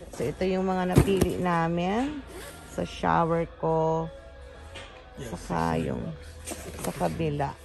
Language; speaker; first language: Filipino; native; Filipino